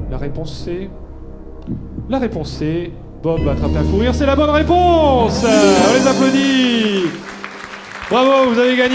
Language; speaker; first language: French; native; French